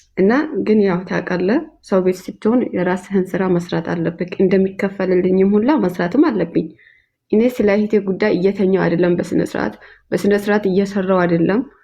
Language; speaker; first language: Amharic; non-native, local second language; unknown